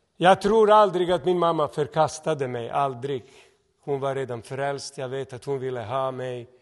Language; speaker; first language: Swedish; non-native, fluent; Serbian